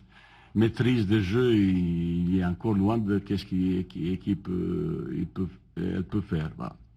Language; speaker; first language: French; non-native, fluent; Bosnian